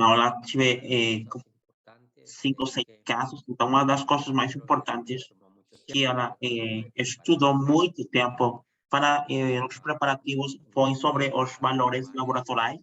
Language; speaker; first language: Portuguese; non-native, fluent; Spanish